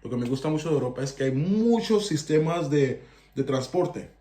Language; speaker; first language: Spanish; early bilingual, heritage; Spanish